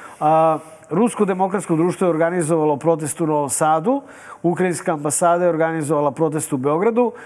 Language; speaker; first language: Serbian; native; Serbian